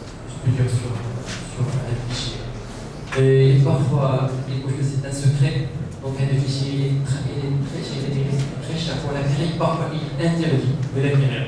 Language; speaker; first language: French; non-native, local second language; Arabic